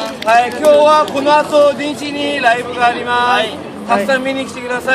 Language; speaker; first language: Japanese; non-native, learner; Korean